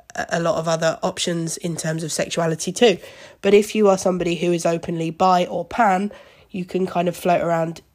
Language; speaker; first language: English; native; English